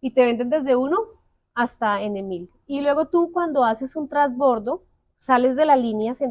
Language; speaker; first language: Spanish; native; Spanish